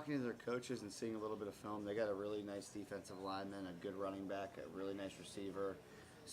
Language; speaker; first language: English; native; English